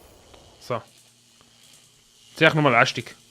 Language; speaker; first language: German; native; German